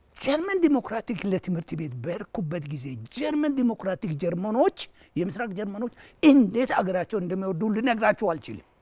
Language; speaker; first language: Amharic; non-native, local second language; Wolaytta